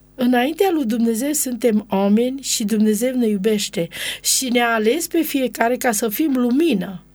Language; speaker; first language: Romanian; non-native, local second language; Romany